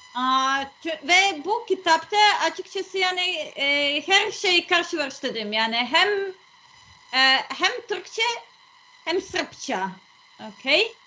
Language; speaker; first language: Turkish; non-native, learner; Serbian